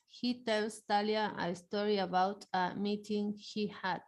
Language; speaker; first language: English; non-native, learner; Spanish